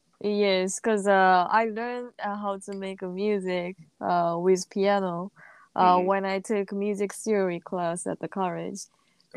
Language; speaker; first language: English; non-native, learner; Japanese